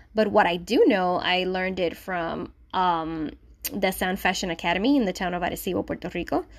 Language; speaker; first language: English; non-native, fluent; Spanish